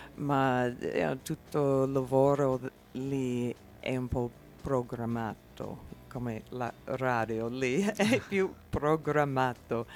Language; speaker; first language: Italian; non-native, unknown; English